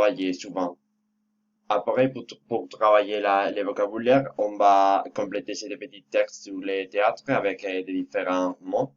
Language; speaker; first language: French; non-native, fluent; Spanish